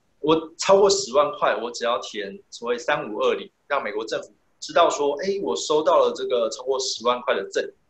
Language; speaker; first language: Chinese; native; Chinese